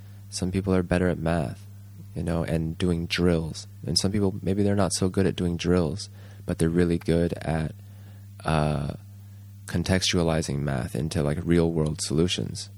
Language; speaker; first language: English; native; English